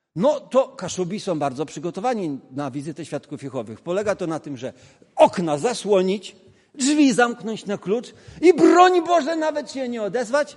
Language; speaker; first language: Polish; non-native, local second language; Kashubian